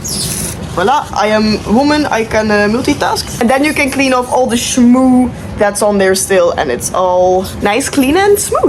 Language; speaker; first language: English; non-native, fluent; Dutch